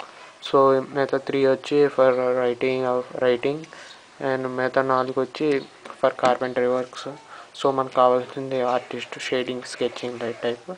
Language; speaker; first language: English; non-native, learner; Telugu